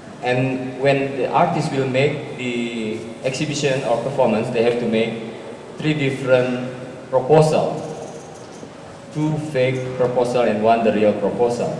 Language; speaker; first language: English; non-native, learner; Indonesian